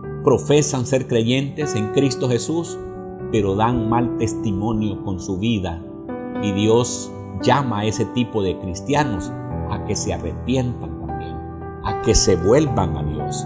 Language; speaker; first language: Spanish; native; Spanish